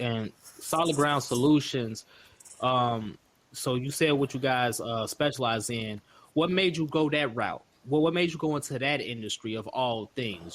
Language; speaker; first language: English; native; English